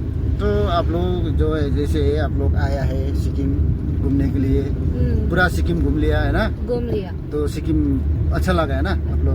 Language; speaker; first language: Hindi; non-native, local second language; Nepali